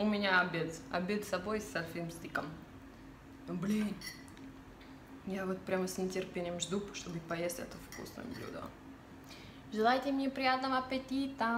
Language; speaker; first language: Russian; non-native, fluent; Italian